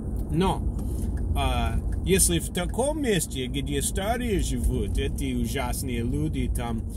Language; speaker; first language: Russian; non-native, learner; English